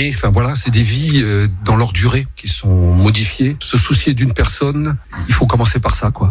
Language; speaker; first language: French; native; French